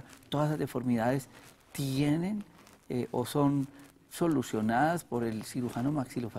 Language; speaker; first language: Spanish; native; Spanish